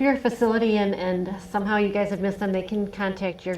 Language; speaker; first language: English; native; English